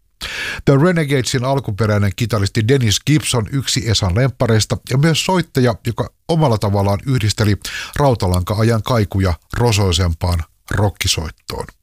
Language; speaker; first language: Finnish; native; Finnish